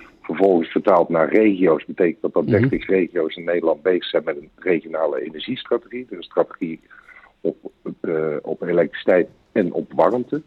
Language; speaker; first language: Dutch; native; Dutch